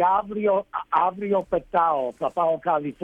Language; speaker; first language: Greek; early bilingual, heritage; Greek